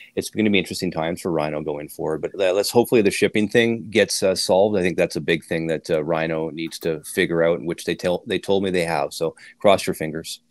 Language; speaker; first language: English; native; English